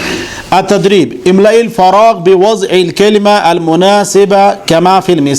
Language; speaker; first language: Arabic; non-native, fluent; Kashmiri